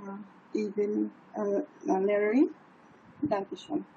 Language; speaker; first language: German; non-native, learner; Bangla